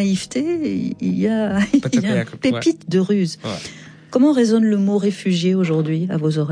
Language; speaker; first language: French; native; French